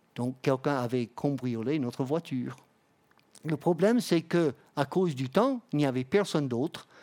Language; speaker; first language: French; non-native, fluent; English